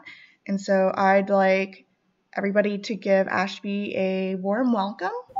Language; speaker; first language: English; native; English